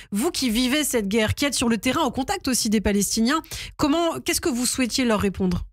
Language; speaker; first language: French; native; French